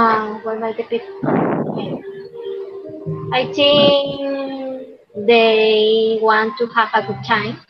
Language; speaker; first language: English; non-native, learner; Spanish